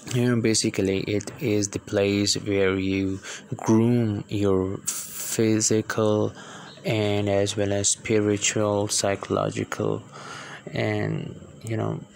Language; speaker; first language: English; non-native, local second language; Punjabi